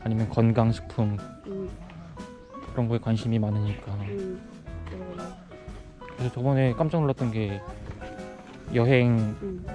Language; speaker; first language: Korean; non-native, fluent; Japanese